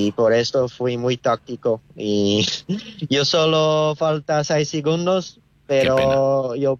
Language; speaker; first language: Spanish; non-native, learner; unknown